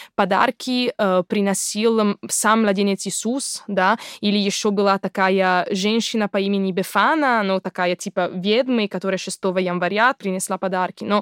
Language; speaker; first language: Russian; non-native, fluent; Italian